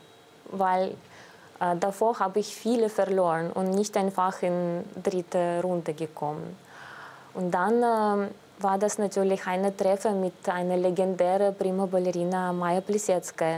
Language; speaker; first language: German; non-native, fluent; Russian